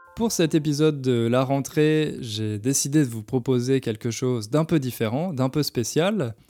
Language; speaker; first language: French; native; French